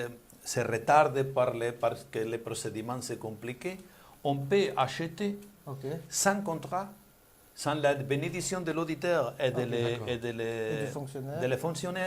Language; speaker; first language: French; non-native, learner; Spanish